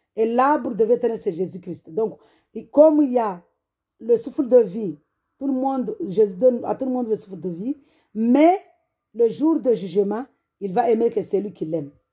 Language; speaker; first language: French; non-native, local second language; Comorian